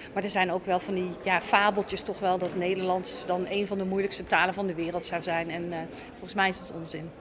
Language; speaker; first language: Dutch; native; Dutch